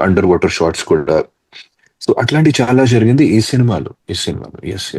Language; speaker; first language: Telugu; non-native, fluent; Hindi